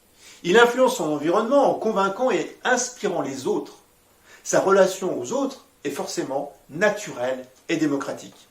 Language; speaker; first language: French; native; French